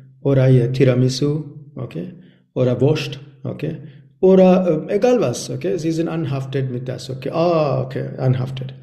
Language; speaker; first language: German; non-native, learner; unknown